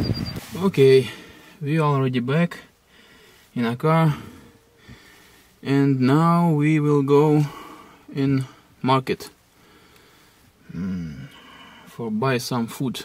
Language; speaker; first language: English; non-native, learner; Russian